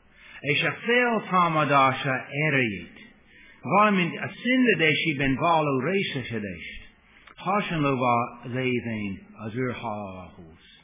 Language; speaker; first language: Hungarian; non-native, fluent; English